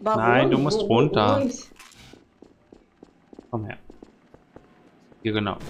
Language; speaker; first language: German; native; German